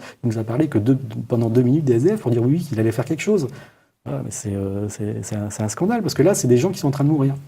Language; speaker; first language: French; native; French